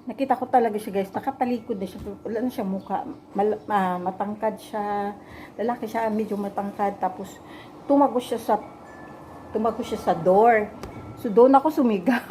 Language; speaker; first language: Filipino; non-native, local second language; Cebuano